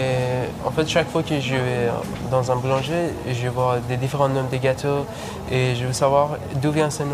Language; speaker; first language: French; non-native, learner; Persian